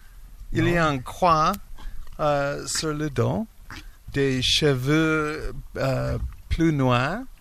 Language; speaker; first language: French; non-native, learner; English